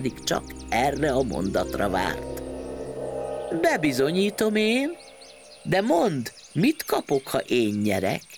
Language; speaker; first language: Hungarian; native; Hungarian